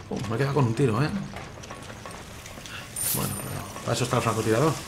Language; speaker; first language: Spanish; native; Spanish